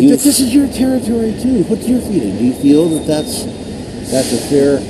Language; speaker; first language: English; native; English